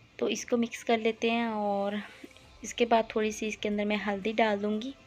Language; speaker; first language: Hindi; non-native, local second language; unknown